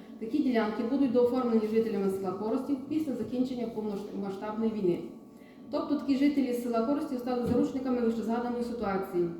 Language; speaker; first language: Ukrainian; native; Ukrainian